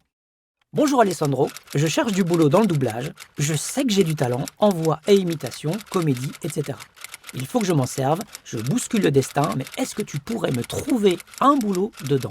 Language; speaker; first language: French; native; French